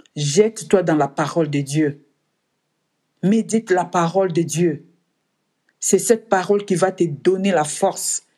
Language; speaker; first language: French; non-native, local second language; Lingala